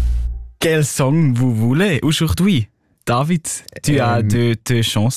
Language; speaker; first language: French; non-native, learner; German